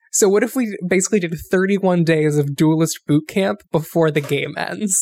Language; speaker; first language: English; native; English